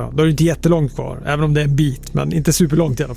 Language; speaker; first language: Swedish; native; Swedish